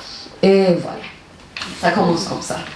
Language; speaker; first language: French; non-native, learner; Persian